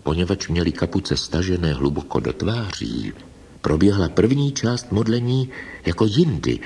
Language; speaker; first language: Czech; native; Czech